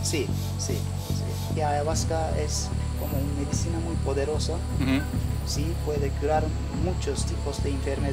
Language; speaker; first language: Spanish; non-native, learner; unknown